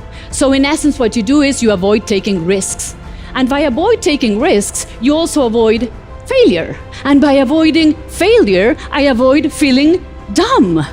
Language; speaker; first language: English; non-native, fluent; Spanish